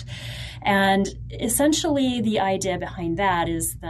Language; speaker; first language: English; native; English